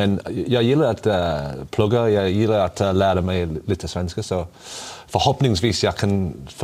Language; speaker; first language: Swedish; non-native, learner; English